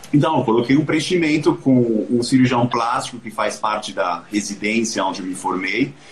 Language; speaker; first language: Portuguese; non-native, fluent; Spanish